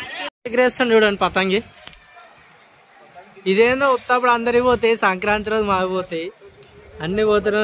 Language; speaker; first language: Telugu; native; Telugu